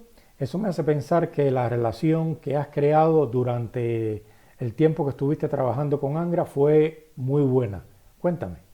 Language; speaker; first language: Spanish; native; Spanish